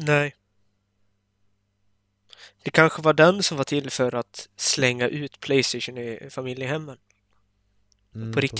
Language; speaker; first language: Swedish; native; Swedish